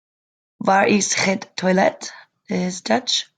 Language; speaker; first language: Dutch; non-native, learner; English